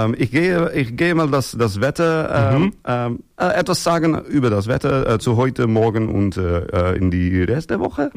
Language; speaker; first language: German; non-native, learner; Dutch